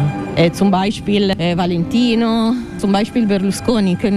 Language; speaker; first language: German; non-native, learner; Italian